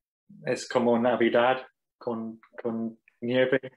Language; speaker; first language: Spanish; non-native, fluent; English